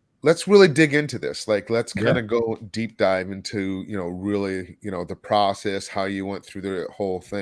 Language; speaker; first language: English; native; English